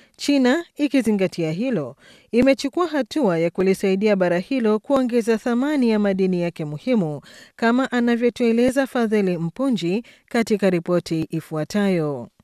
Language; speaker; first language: Swahili; native; Swahili